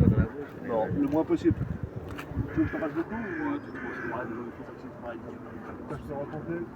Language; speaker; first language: French; native; French